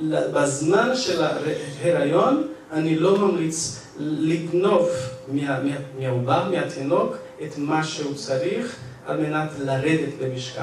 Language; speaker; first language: Hebrew; non-native, fluent; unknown